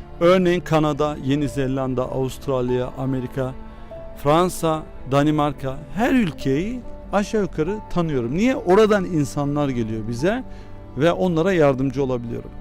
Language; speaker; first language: Turkish; early bilingual, heritage; Turkish